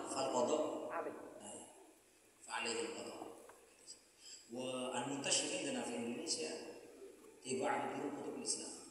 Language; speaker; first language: Arabic; non-native, fluent; Indonesian